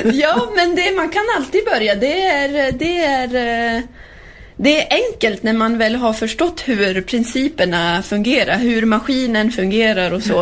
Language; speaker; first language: Swedish; early bilingual, heritage; Swedish